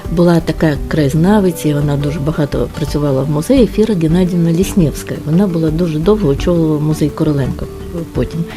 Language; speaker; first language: Ukrainian; native; Ukrainian